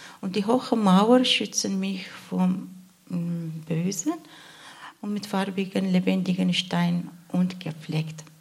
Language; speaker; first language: German; non-native, learner; Arabic